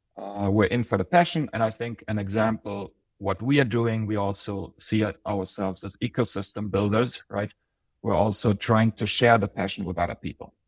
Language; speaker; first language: English; non-native, fluent; Bosnian